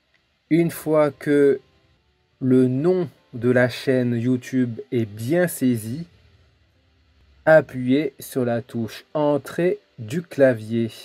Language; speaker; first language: French; native; French